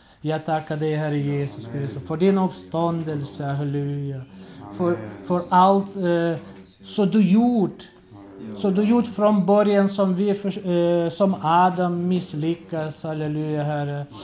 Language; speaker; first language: Swedish; non-native, learner; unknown